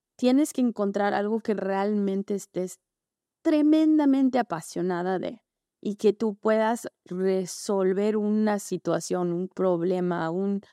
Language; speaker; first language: Spanish; early bilingual, heritage; Spanish